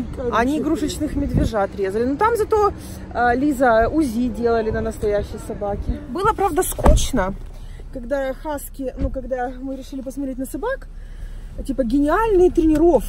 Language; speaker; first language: Russian; native; Russian